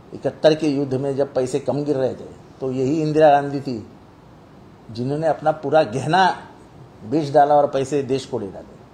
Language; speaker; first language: Hindi; non-native, local second language; Marathi